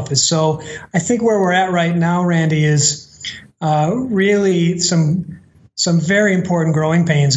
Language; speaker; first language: English; native; English